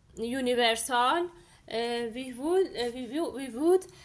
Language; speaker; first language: English; non-native, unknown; Persian